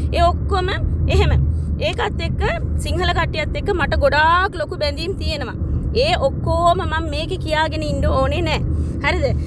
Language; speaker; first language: Sinhala; non-native, local second language; Tamil